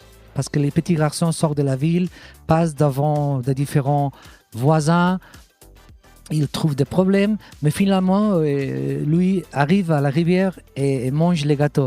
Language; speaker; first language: French; non-native, fluent; Catalan